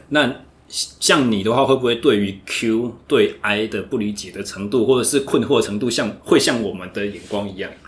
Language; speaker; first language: Chinese; native; Chinese